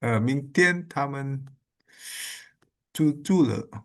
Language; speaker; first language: Chinese; non-native, learner; Indonesian